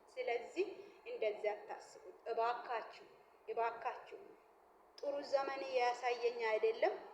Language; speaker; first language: Amharic; non-native, local second language; Oromo